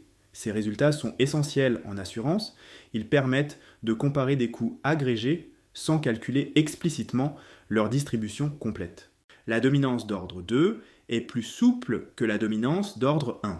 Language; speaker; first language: French; native; French